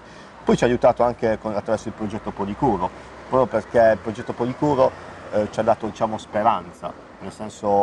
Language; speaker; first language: Italian; native; Italian